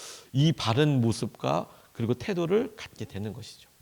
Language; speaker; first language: Korean; native; Korean